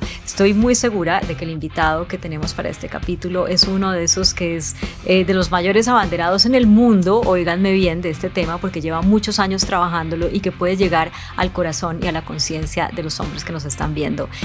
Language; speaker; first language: Spanish; native; Spanish